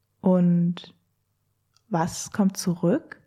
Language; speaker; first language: German; native; German